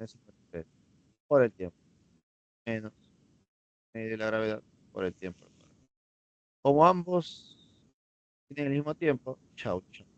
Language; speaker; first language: Spanish; native; Spanish